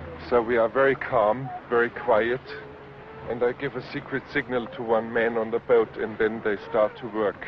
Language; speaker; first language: English; non-native, fluent; German